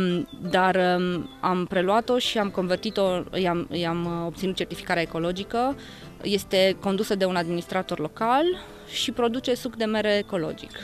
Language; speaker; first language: Romanian; native; Romanian